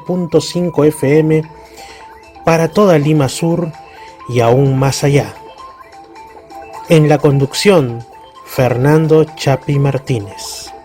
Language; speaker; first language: Spanish; native; Spanish